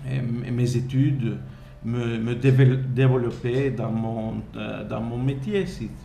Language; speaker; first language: French; non-native, fluent; Turkish